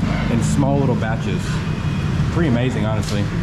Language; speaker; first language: English; native; English